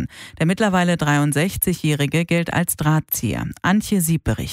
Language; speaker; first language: German; native; German